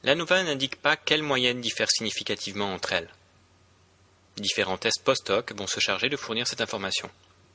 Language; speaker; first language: French; native; French